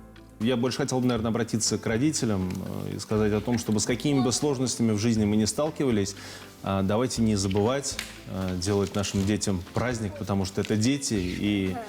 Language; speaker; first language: Russian; native; Russian